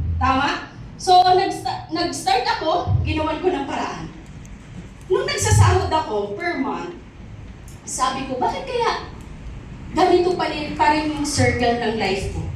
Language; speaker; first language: Filipino; non-native, local second language; Masbatenyo